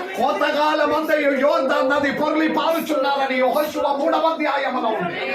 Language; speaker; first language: Telugu; non-native, local second language; Malayalam